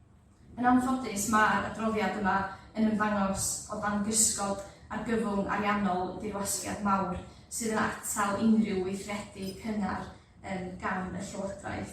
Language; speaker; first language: Welsh; native; Welsh